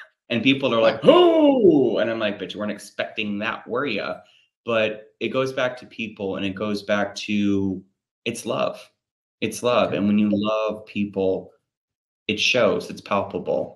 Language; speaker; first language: English; native; English